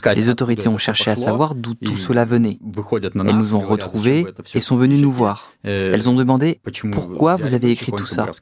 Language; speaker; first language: French; non-native, fluent; Russian